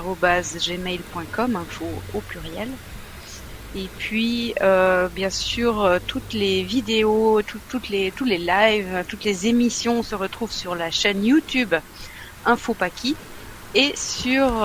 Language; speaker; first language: French; native; French